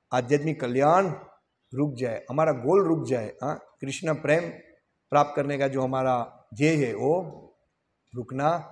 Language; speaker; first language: Hindi; non-native, local second language; Gujarati